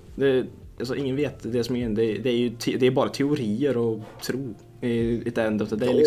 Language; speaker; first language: Swedish; native; Swedish